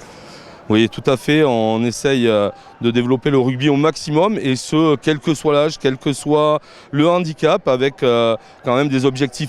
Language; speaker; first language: French; native; French